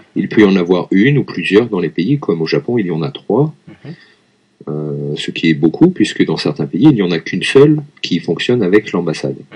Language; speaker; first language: French; native; French